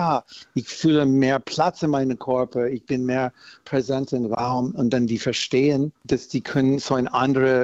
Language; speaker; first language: German; non-native, fluent; English